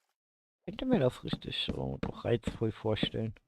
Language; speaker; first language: German; native; German